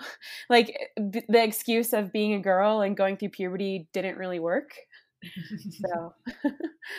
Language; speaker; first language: English; native; English